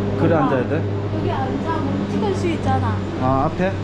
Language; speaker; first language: Korean; native; Korean